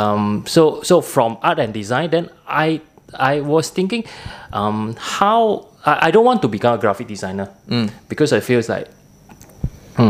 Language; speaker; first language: English; non-native, local second language; Min Nan Chinese